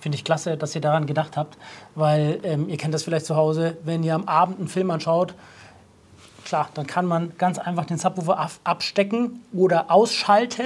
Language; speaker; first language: German; native; German